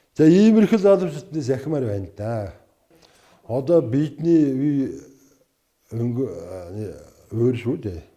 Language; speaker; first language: Mongolian; non-native, local second language; Kazakh